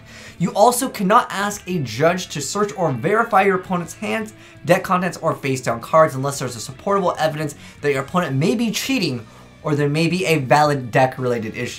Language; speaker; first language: English; native; English